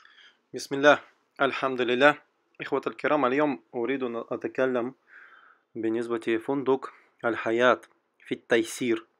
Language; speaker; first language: Arabic; non-native, fluent; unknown